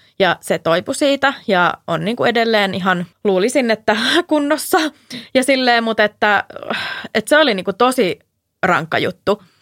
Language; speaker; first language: Finnish; early bilingual, heritage; Finnish